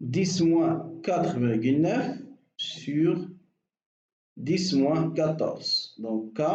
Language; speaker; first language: French; non-native, local second language; Arabic